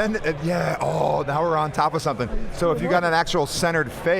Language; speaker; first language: English; native; English